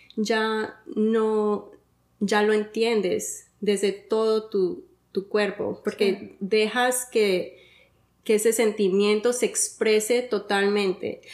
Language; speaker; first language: Spanish; early bilingual, heritage; Spanish